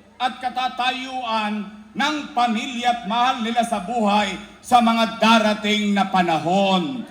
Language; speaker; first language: Filipino; native; Filipino